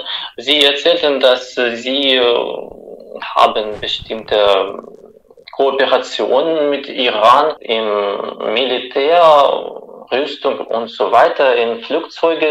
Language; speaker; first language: German; non-native, fluent; Russian